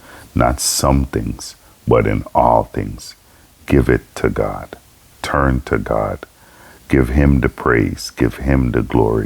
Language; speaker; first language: English; native; English